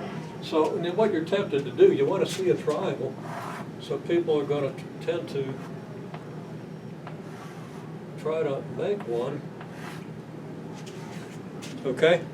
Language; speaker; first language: English; native; English